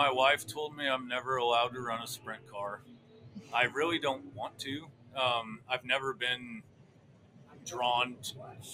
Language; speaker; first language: English; native; English